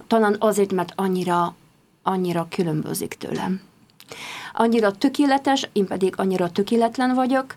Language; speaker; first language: Hungarian; non-native, fluent; Polish